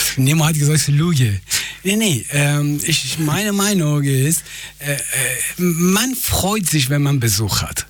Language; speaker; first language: German; non-native, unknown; Persian